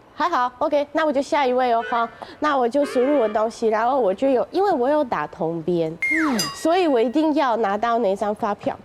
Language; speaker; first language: Chinese; non-native, fluent; Russian